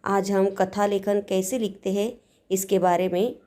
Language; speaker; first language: Hindi; non-native, local second language; Marathi